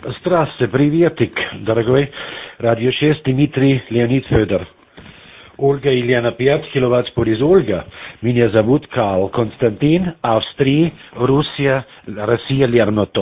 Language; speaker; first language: Russian; non-native, learner; German